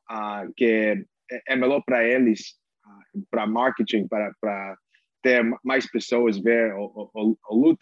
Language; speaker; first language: Portuguese; non-native, learner; English